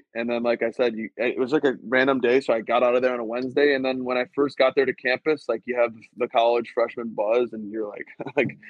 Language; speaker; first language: English; native; English